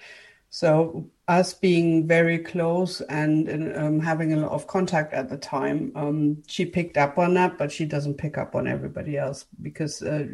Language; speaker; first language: English; non-native, fluent; German